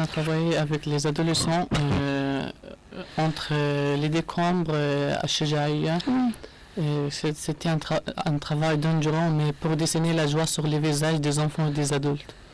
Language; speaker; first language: French; non-native, learner; Arabic